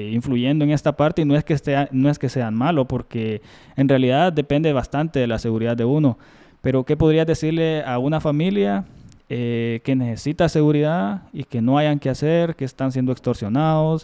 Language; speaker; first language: Spanish; native; Spanish